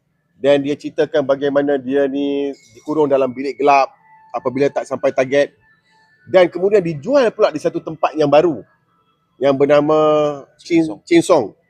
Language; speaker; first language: Malay; native; Malay